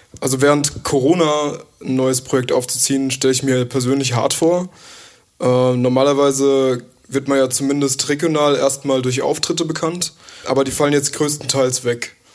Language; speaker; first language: German; native; German